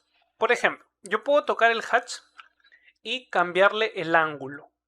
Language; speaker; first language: Spanish; native; Spanish